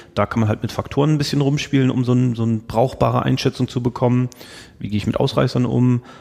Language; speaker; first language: German; native; German